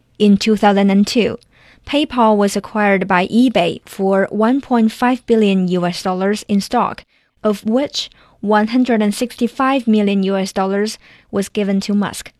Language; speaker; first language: English; non-native, fluent; Chinese